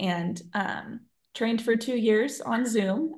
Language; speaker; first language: English; native; English